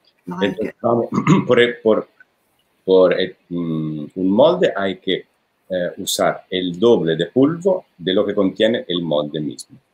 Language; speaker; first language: Spanish; non-native, fluent; Italian